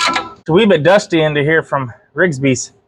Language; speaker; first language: English; native; English